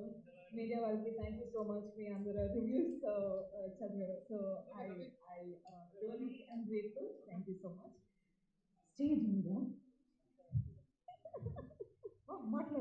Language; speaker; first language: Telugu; non-native, fluent; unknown